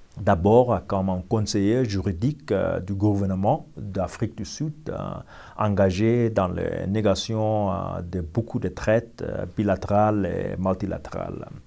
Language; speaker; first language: French; non-native, learner; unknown